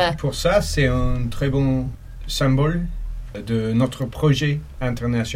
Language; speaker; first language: French; non-native, fluent; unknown